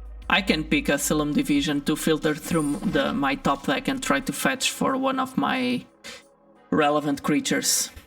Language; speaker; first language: English; non-native, fluent; Portuguese